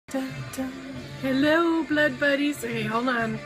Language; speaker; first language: English; native; English